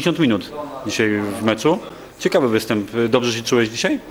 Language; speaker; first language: Polish; native; Polish